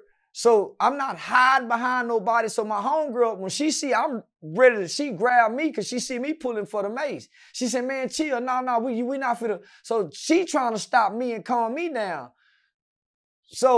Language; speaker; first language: English; native; English